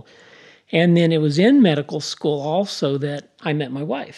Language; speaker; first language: English; native; English